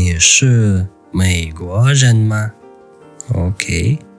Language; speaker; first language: Chinese; non-native, learner; English